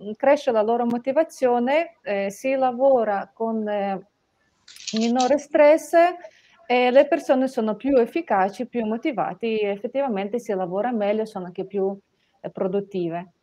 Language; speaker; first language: Italian; non-native, fluent; Ukrainian